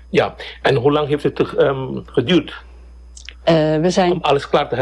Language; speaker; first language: Dutch; non-native, local second language; Papiamento